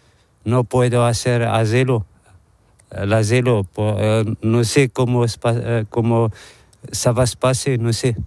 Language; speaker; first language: Spanish; non-native, learner; Arabic